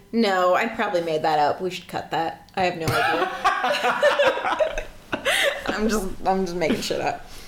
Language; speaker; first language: English; native; English